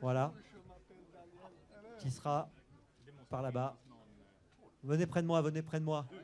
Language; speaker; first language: French; native; French